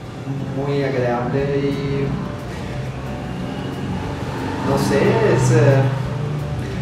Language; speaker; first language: Spanish; non-native, fluent; Italian